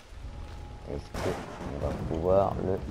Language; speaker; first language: French; native; French